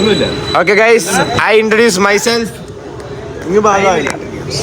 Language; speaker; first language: English; non-native, local second language; Malayalam